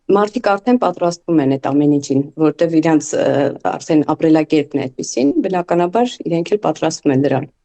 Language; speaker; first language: Armenian; native; Armenian